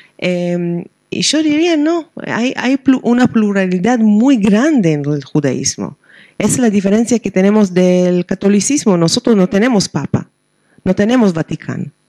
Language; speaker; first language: Spanish; non-native, fluent; Hebrew